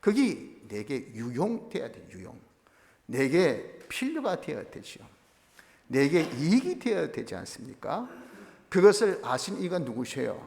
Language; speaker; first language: Korean; native; Korean